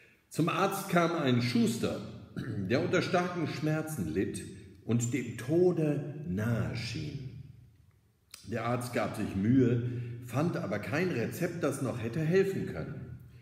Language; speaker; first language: German; native; German